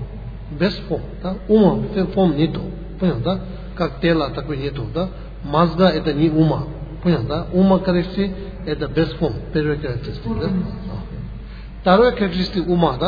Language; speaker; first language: Russian; non-native, learner; Tibetan